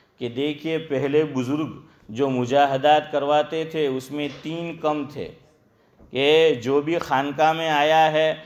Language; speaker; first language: Hindi; non-native, local second language; Gujarati